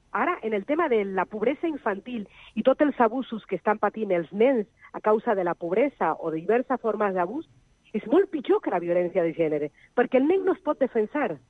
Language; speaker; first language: Catalan; non-native, fluent; Spanish